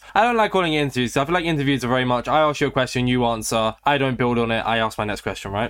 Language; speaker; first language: English; native; English